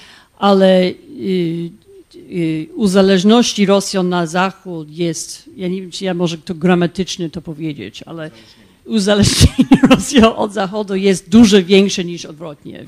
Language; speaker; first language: Polish; non-native, fluent; English